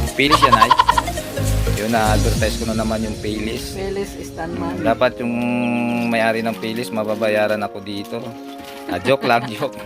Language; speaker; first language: Filipino; non-native, local second language; Hiligaynon